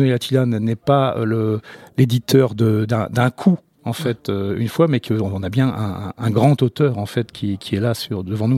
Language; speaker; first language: French; native; French